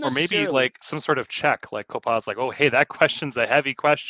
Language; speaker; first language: English; native; English